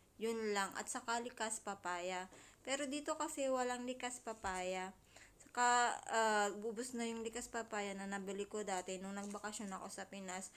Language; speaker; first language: Filipino; native; Filipino